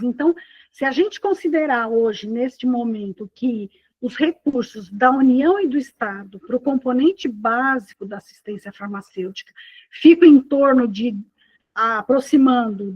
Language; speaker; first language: Portuguese; native; Portuguese